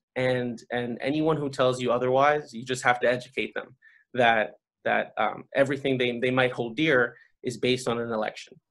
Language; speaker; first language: English; early bilingual, other home language; Spanish